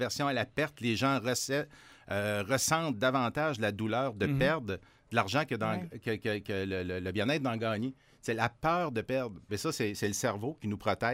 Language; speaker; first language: French; native; French